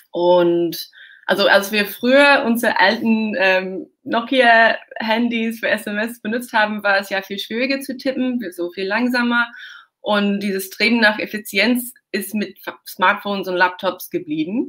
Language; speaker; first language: German; non-native, fluent; English